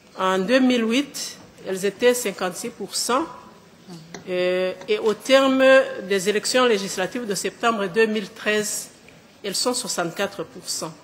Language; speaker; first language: French; non-native, local second language; Kinyarwanda